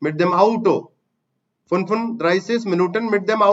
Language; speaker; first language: German; non-native, fluent; Hindi